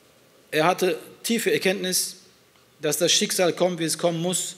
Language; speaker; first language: German; early bilingual, other home language; Turkish